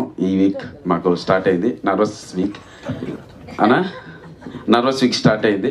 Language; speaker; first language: Telugu; native; Telugu